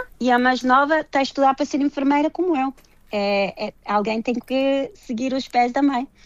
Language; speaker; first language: Portuguese; early bilingual, heritage; Portuguese